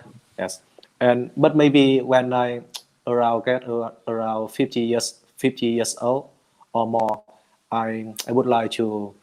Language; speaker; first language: English; non-native, learner; Vietnamese